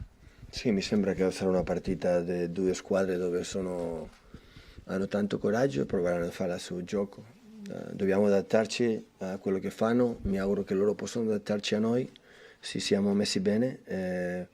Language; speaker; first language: Italian; non-native, fluent; Catalan